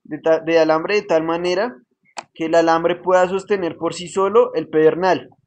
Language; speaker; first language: Spanish; native; Spanish